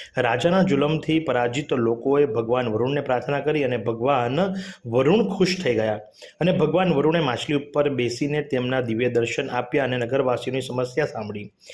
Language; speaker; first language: Gujarati; native; Gujarati